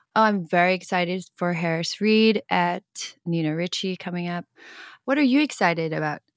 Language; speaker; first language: English; non-native, local second language; Cantonese